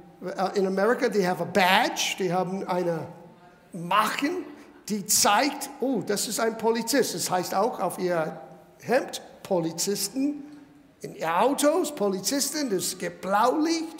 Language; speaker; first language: German; non-native, fluent; English